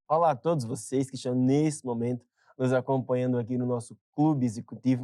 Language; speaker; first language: Portuguese; native; Portuguese